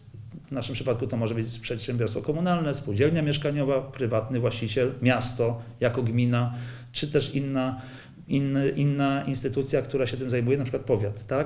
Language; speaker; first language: Polish; native; Polish